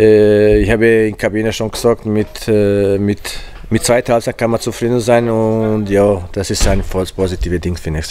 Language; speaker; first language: German; non-native, fluent; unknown